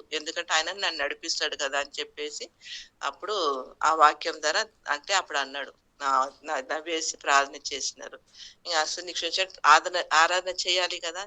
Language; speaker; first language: Telugu; non-native, local second language; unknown